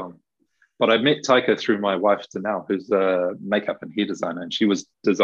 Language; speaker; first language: English; native; English